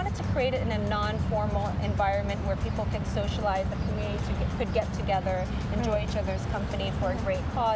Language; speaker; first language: English; early bilingual, other home language; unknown